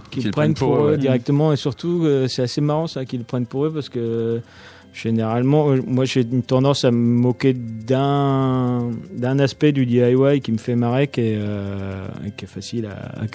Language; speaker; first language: French; native; French